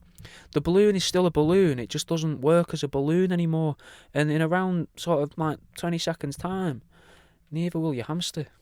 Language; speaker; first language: English; native; English